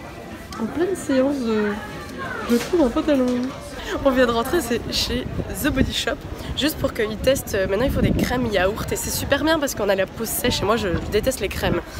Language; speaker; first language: French; native; French